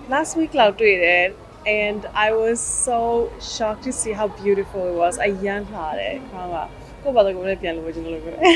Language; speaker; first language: Burmese; native; Burmese